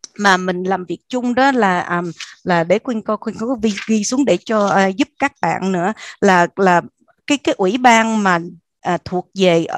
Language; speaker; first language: Vietnamese; early bilingual, heritage; Vietnamese